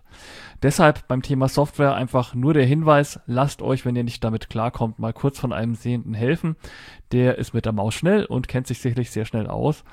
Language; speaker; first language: German; native; German